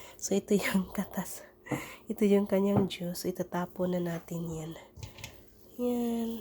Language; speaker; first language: Filipino; non-native, local second language; Cebuano